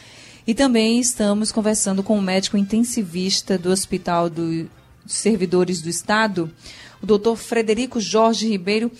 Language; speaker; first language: Portuguese; native; Portuguese